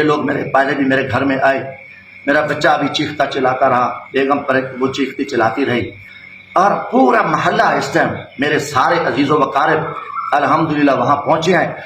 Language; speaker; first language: Urdu; non-native, local second language; Saraiki